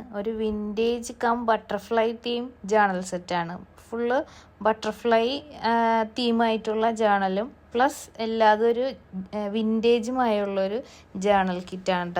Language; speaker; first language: Malayalam; native; Malayalam